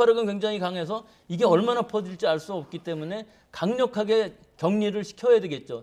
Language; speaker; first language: Korean; native; Korean